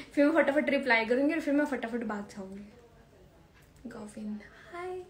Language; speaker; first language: Hindi; native; Hindi